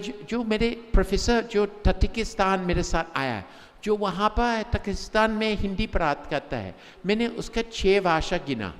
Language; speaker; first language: Hindi; non-native, fluent; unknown